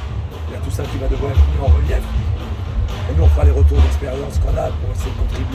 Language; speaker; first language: French; native; French